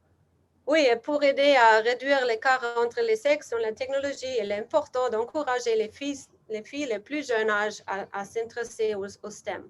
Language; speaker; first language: French; non-native, learner; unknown